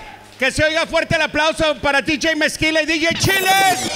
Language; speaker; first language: Spanish; native; Spanish